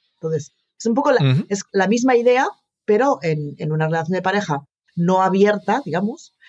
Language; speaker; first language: Spanish; native; Spanish